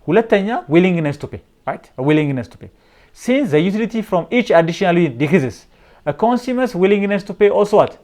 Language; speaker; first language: English; non-native, local second language; Amharic